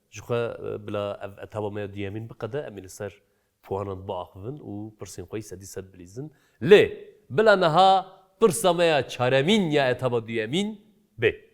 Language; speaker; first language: Kurdish; native; Kurdish